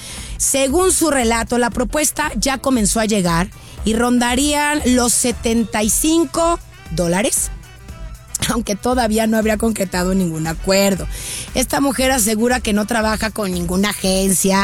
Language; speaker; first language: Spanish; native; Spanish